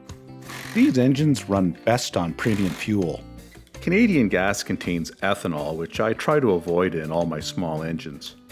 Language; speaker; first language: English; native; English